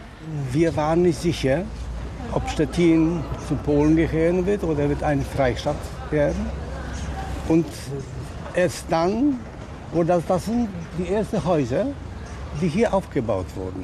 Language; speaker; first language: German; non-native, fluent; Polish